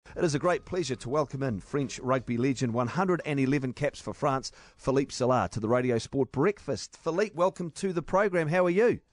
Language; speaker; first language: English; native; English